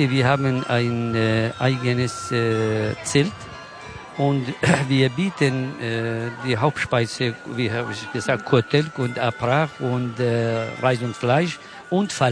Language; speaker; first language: German; non-native, learner; Kurdish